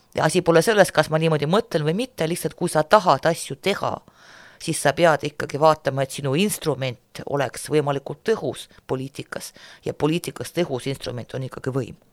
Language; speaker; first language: Estonian; non-native, local second language; Russian